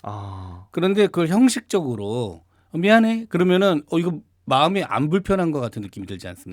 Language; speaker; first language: Korean; native; Korean